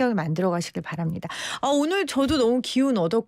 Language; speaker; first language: Korean; native; Korean